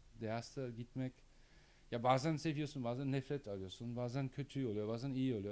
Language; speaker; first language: Turkish; non-native, learner; German